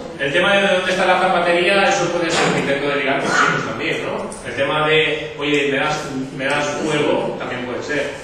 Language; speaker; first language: Spanish; native; Spanish